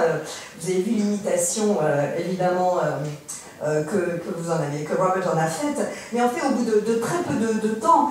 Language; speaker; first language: French; native; French